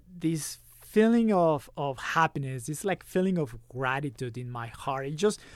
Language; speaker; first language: English; early bilingual, other home language; Spanish